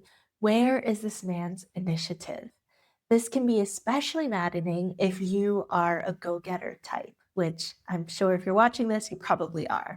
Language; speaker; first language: English; native; English